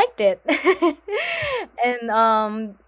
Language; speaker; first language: English; non-native, local second language; Filipino